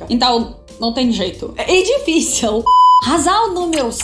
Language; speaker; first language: Portuguese; non-native, fluent; Russian